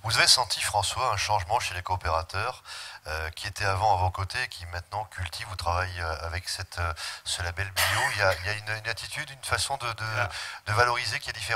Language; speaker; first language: French; native; French